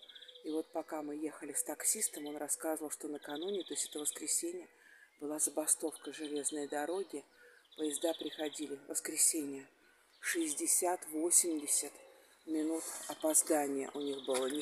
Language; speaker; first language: Russian; native; Russian